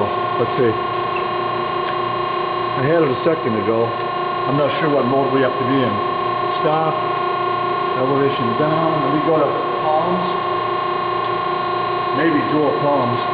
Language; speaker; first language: English; native; English